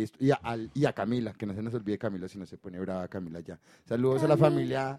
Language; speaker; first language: Spanish; native; Spanish